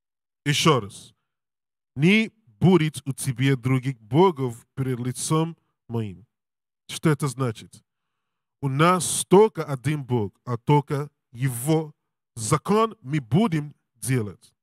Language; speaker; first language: Russian; non-native, learner; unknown